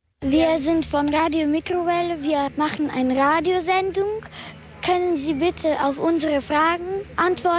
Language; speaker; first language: German; non-native, learner; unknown